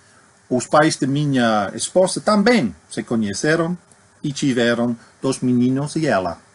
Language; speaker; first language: Portuguese; non-native, fluent; English